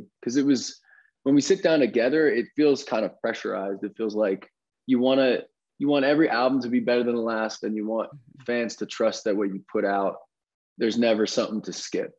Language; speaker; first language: English; native; English